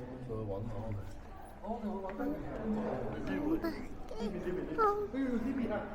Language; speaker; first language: Cantonese; native; Cantonese